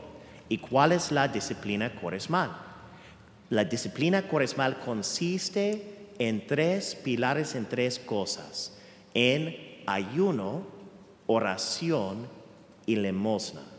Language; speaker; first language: Spanish; non-native, fluent; English